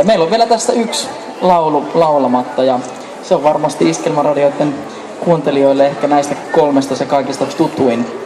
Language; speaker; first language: Finnish; native; Finnish